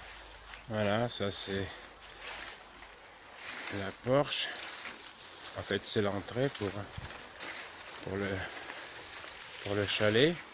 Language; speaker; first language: French; non-native, fluent; Russian